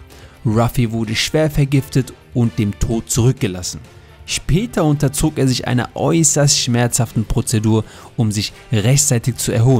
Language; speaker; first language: German; native; German